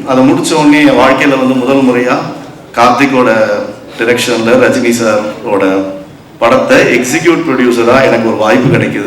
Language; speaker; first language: Tamil; native; Tamil